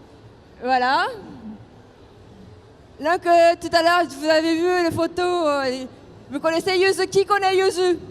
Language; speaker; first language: French; non-native, fluent; Japanese